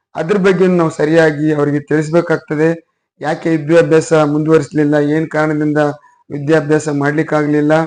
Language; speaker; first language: Kannada; non-native, local second language; Urdu